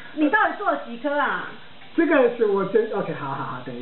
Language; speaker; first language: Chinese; non-native, learner; English